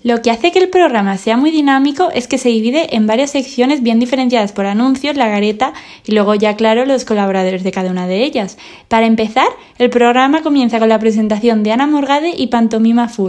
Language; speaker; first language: Spanish; native; Spanish